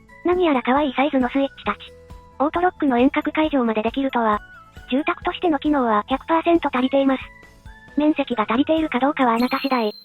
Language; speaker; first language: Japanese; native; Japanese